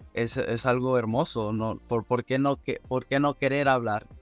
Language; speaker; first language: Spanish; early bilingual, heritage; Spanish